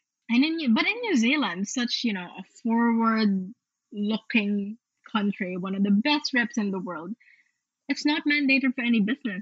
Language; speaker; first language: English; non-native, local second language; Filipino